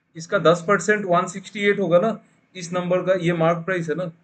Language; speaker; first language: Hindi; non-native, local second language; Bangla